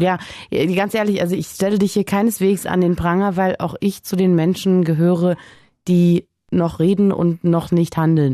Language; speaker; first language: German; native; German